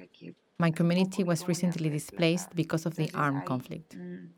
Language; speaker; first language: English; non-native, fluent; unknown